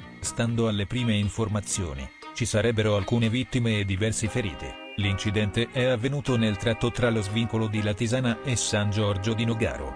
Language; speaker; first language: Italian; native; Italian